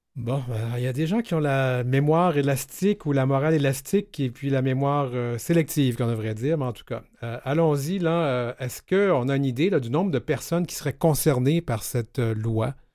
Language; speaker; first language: French; native; French